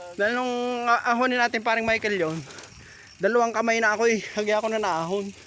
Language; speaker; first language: Filipino; native; Filipino